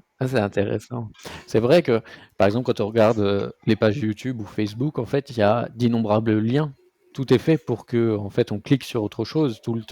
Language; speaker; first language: French; native; French